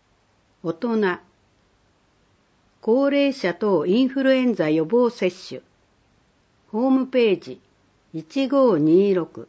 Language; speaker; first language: Japanese; native; Japanese